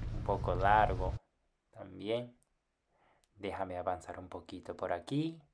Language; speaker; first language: Spanish; non-native, fluent; Japanese